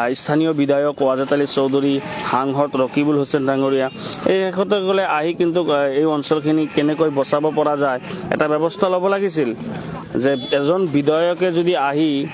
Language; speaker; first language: Assamese; non-native, local second language; Bangla